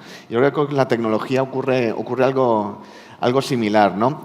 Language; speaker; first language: Spanish; native; Spanish